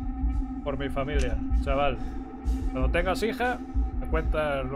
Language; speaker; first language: Spanish; native; Spanish